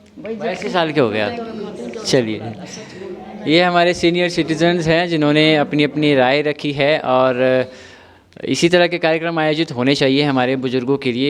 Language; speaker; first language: Hindi; native; Hindi